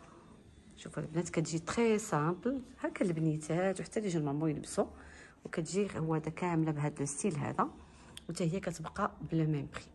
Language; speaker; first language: Arabic; native; Arabic